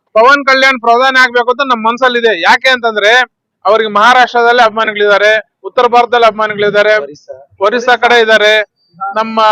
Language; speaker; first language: Kannada; non-native, local second language; Telugu